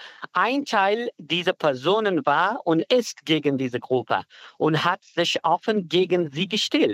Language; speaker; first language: German; non-native, fluent; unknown